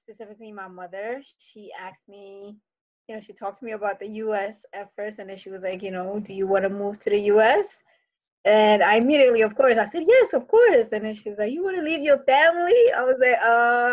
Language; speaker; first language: English; early bilingual, other home language; Fula